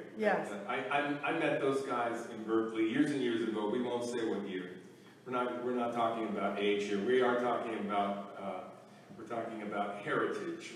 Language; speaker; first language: English; native; English